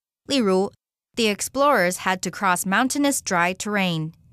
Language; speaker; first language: English; non-native, fluent; Chinese